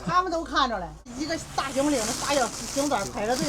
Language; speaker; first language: Chinese; native; Chinese